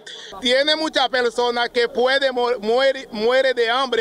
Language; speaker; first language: Spanish; non-native, learner; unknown